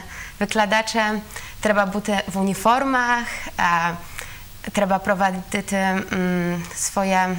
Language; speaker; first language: Ukrainian; non-native, learner; Polish